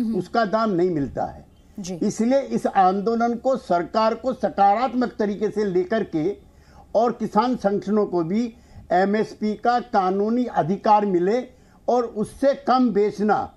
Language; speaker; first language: Hindi; native; Hindi